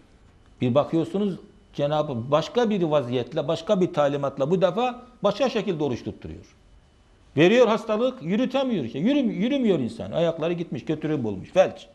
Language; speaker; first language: Turkish; native; Turkish